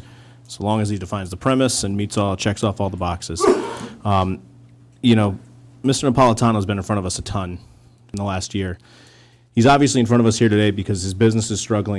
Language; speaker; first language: English; native; English